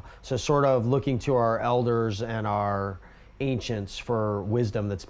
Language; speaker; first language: English; native; English